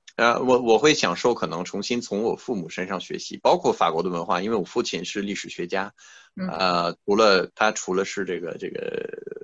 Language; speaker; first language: Chinese; non-native, fluent; French